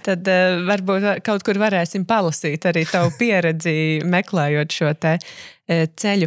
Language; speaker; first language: Latvian; native; Latvian